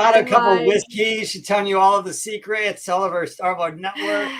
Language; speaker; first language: English; native; English